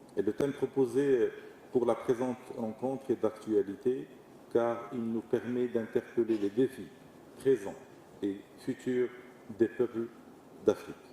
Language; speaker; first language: French; non-native, local second language; Arabic